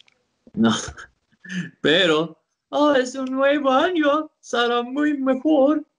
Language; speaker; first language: Spanish; non-native, learner; Swedish